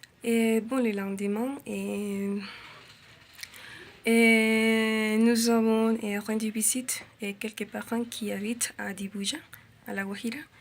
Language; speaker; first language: French; non-native, learner; Spanish